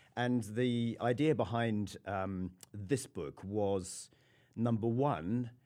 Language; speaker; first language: English; native; English